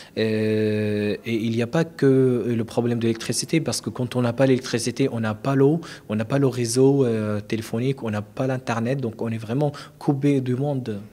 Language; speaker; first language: French; non-native, fluent; Arabic